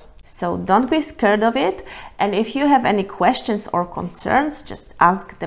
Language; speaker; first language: English; non-native, fluent; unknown